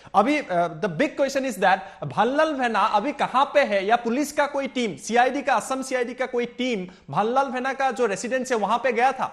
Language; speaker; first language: Hindi; non-native, local second language; Assamese